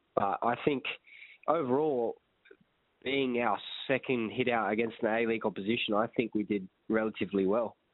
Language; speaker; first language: English; native; English